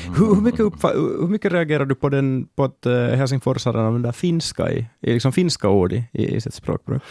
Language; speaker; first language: Swedish; native; Swedish